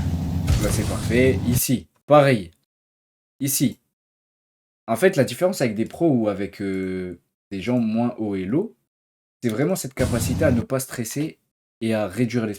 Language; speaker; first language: French; native; French